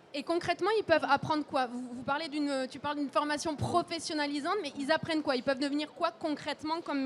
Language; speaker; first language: French; native; French